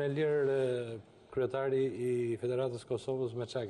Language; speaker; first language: Albanian; native; Albanian